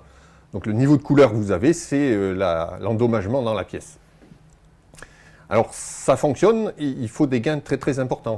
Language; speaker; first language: French; native; French